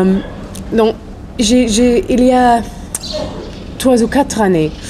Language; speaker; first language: French; non-native, fluent; English